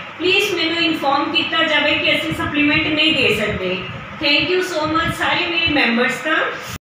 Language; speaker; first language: Hindi; non-native, local second language; Punjabi